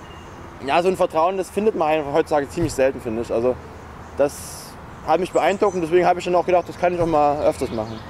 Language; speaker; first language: German; native; German